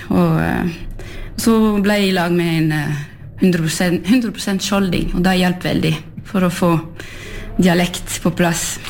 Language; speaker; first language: Norwegian; non-native, fluent; French